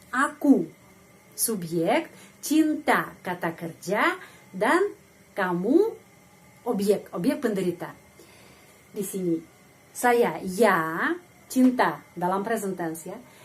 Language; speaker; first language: Indonesian; non-native, fluent; Russian